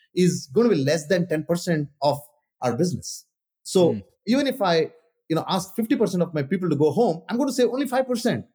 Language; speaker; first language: English; non-native, local second language; Kannada